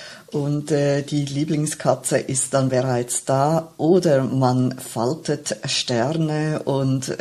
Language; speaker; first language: German; native; German